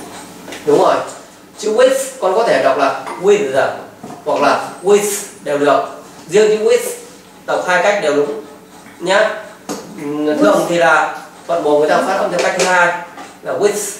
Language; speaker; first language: Vietnamese; native; Vietnamese